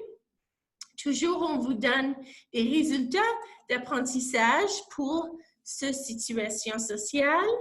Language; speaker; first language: French; non-native, local second language; English